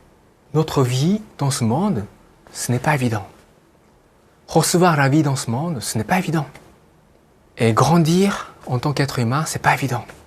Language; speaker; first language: French; non-native, fluent; Japanese